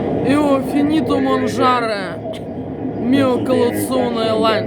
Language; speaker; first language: Italian; non-native, learner; Russian